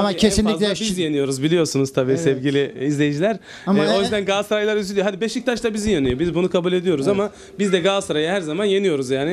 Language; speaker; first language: Turkish; native; Turkish